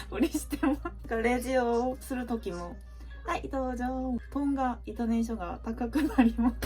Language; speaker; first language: Japanese; non-native, learner; Korean